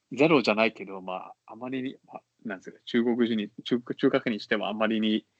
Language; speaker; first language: Japanese; non-native, fluent; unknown